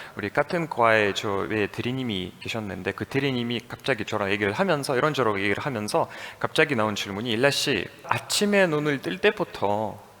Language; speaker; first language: Korean; non-native, fluent; Russian